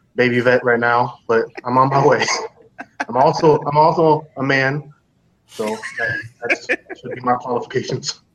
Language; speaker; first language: English; native; English